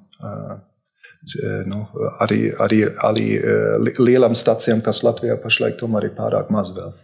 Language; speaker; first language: Latvian; non-native, local second language; Russian